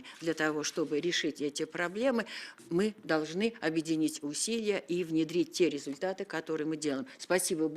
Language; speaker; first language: Russian; native; Russian